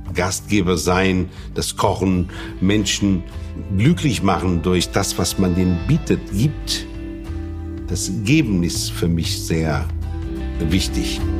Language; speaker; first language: German; non-native, fluent; Portuguese